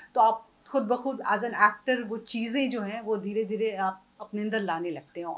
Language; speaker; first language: Hindi; native; Hindi